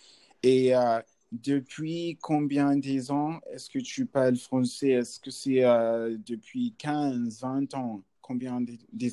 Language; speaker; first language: French; non-native, learner; English